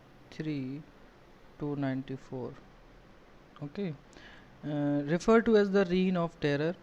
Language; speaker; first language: English; non-native, local second language; Hindi